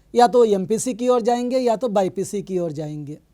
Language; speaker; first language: Hindi; non-native, local second language; Telugu